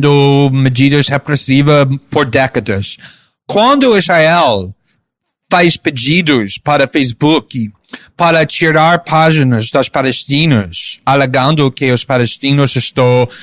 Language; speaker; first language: Portuguese; non-native, fluent; English